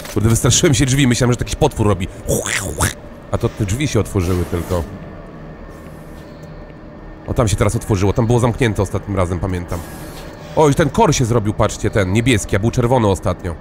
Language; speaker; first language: Polish; native; Polish